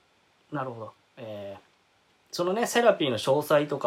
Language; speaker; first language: Japanese; native; Japanese